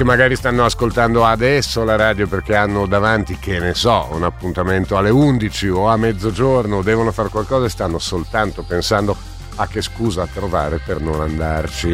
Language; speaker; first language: Italian; native; Italian